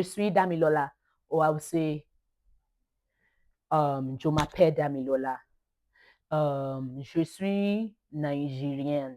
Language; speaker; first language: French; non-native, learner; Yoruba